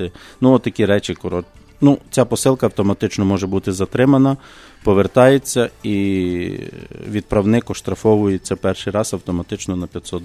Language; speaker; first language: Ukrainian; native; Ukrainian